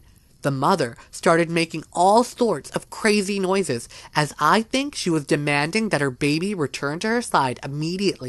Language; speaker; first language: English; native; English